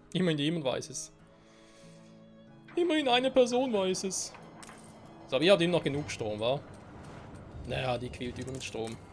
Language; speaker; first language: German; native; German